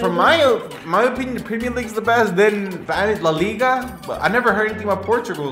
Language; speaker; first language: English; native; English